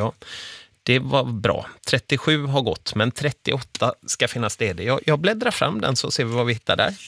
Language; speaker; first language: Swedish; native; Swedish